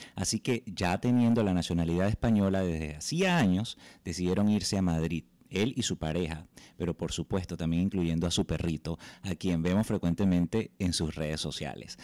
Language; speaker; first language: Spanish; native; Spanish